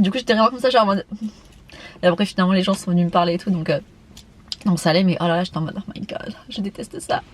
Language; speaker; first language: French; native; French